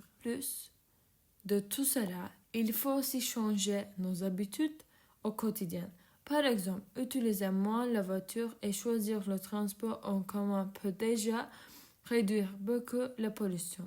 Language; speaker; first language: French; non-native, learner; Turkish